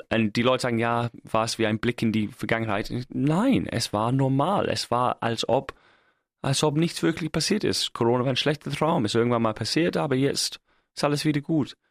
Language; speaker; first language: German; non-native, fluent; English